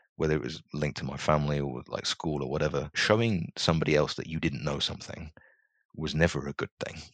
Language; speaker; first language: English; native; English